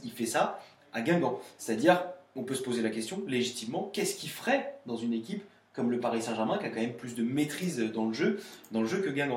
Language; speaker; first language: French; native; French